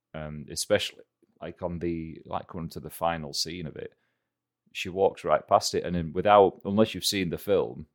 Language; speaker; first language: English; native; English